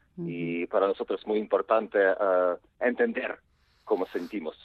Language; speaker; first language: Spanish; non-native, learner; Ukrainian